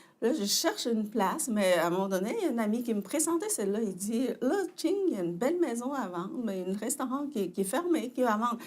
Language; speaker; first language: French; non-native, fluent; Chinese